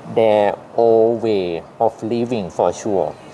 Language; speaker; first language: English; non-native, learner; Thai